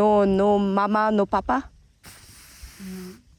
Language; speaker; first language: Spanish; non-native, learner; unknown